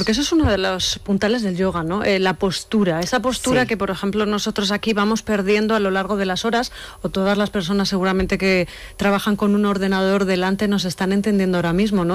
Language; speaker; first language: Spanish; native; Spanish